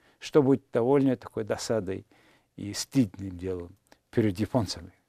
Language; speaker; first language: Russian; non-native, fluent; Mongolian